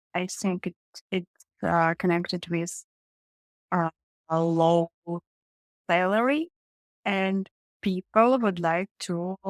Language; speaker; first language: English; non-native, learner; Russian